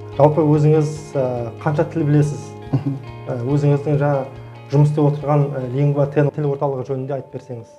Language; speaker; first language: Kazakh; native; Kazakh